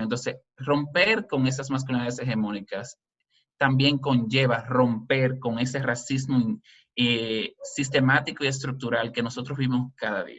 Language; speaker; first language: Spanish; native; Spanish